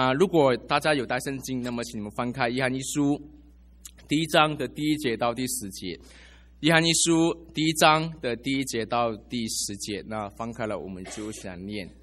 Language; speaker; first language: Chinese; native; Chinese